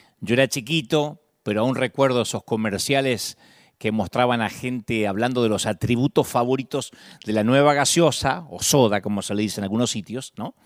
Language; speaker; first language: Spanish; native; Spanish